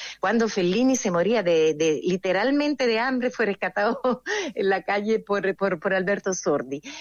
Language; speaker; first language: Spanish; non-native, fluent; Italian